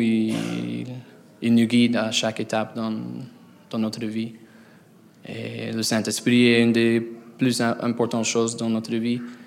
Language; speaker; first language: French; non-native, fluent; English